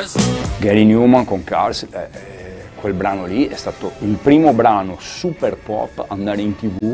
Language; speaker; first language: Italian; native; Italian